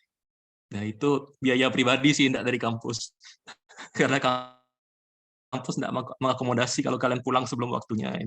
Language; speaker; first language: Indonesian; native; Indonesian